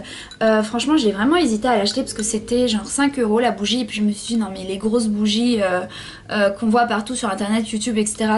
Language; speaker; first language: French; native; French